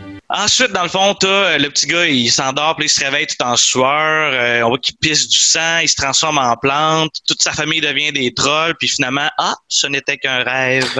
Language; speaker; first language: French; native; French